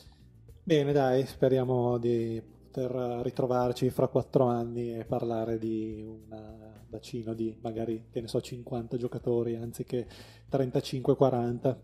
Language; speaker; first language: Italian; native; Italian